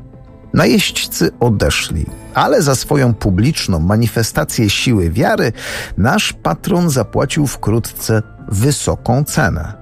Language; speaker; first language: Polish; native; Polish